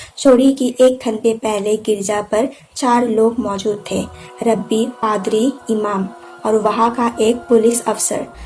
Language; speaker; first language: Hindi; non-native, local second language; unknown